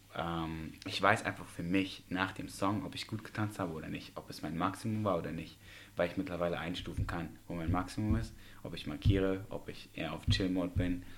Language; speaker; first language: German; early bilingual, other home language; Russian